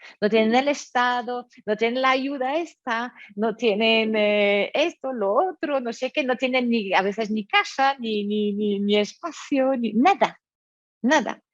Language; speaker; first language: Spanish; non-native, fluent; French